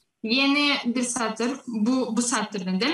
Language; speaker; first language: Turkish; non-native, learner; Russian